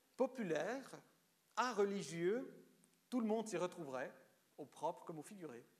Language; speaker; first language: French; early bilingual, other home language; Romanian